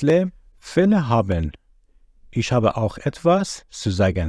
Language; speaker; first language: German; non-native, fluent; Persian